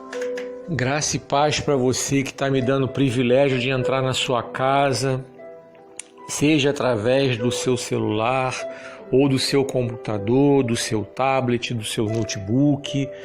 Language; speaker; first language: Portuguese; native; Portuguese